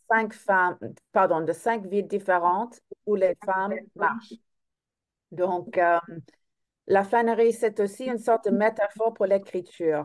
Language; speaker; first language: French; non-native, fluent; English